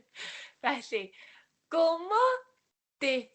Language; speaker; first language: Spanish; non-native, fluent; Welsh